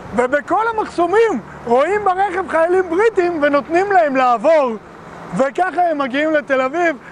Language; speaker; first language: Hebrew; native; Hebrew